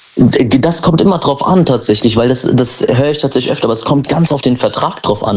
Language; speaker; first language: German; native; German